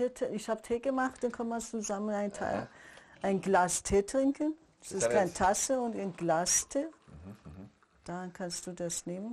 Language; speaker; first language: German; non-native, learner; Persian